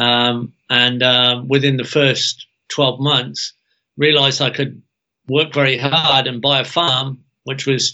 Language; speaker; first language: English; native; English